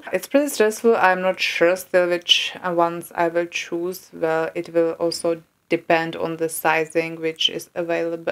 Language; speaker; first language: English; non-native, fluent; Czech